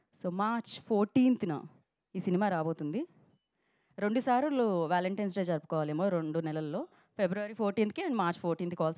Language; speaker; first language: Telugu; native; Telugu